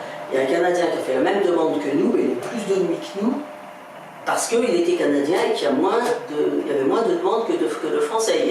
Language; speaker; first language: French; native; French